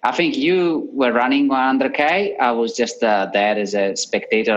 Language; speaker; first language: English; non-native, fluent; Italian